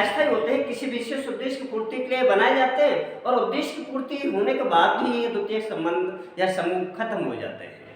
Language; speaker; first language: Hindi; native; Hindi